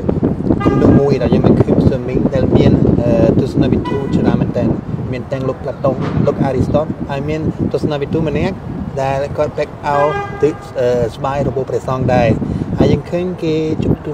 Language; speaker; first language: Khmer; non-native, fluent; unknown